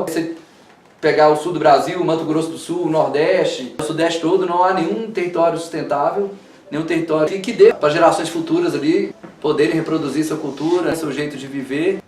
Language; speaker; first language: Portuguese; native; Portuguese